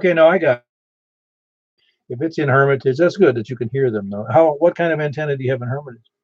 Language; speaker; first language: English; native; English